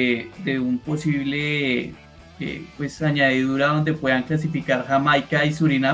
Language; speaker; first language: Spanish; native; Spanish